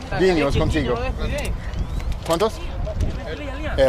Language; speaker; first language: Spanish; non-native, learner; English